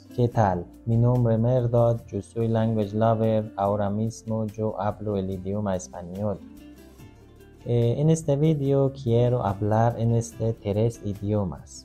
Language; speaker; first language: Spanish; non-native, learner; Persian